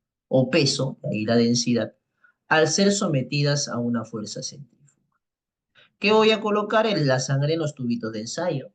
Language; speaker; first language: Spanish; native; Spanish